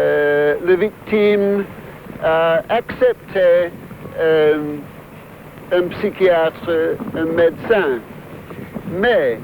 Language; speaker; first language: French; non-native, fluent; English